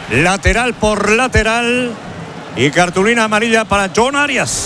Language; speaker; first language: Spanish; native; Spanish